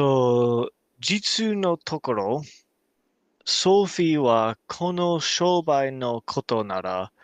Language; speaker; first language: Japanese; non-native, learner; English